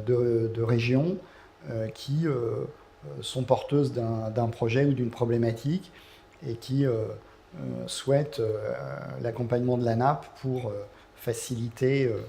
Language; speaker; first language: French; native; French